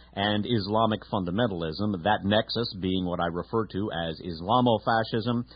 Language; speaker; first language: English; native; English